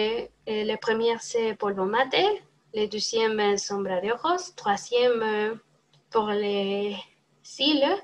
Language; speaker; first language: French; non-native, learner; Spanish